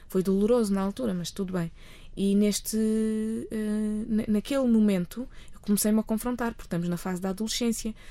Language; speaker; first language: Portuguese; early bilingual, other home language; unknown